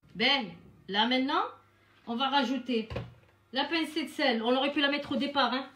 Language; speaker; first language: French; non-native, local second language; Arabic